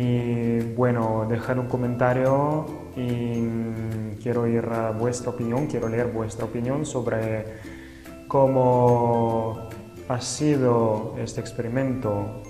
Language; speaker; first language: Spanish; non-native, fluent; Italian